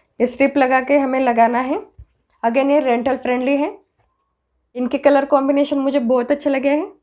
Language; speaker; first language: Hindi; non-native, local second language; Marathi